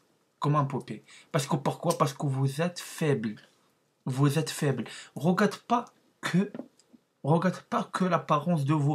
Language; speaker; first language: French; non-native, learner; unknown